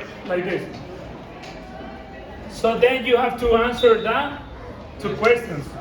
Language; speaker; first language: English; non-native, fluent; Spanish